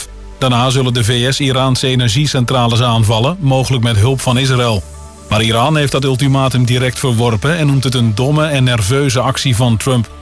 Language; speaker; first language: Dutch; native; Dutch